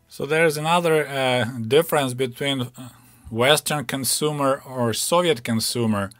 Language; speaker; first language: English; non-native, fluent; Ukrainian